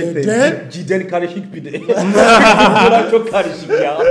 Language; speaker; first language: Turkish; non-native, learner; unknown